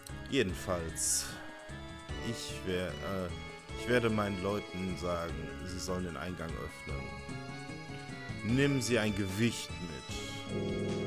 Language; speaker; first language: German; native; German